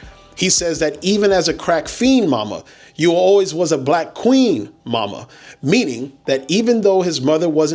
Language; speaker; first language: English; native; English